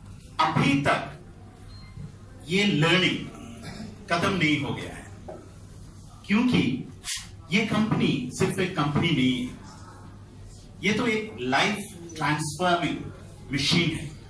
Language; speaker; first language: Hindi; non-native, fluent; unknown